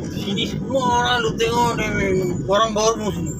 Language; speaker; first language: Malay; non-native, learner; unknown